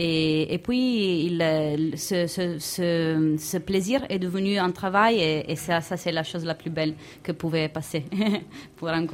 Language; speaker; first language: French; non-native, fluent; Italian